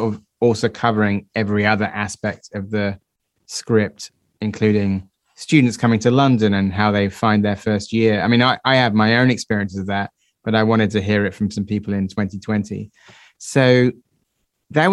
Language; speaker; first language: English; native; English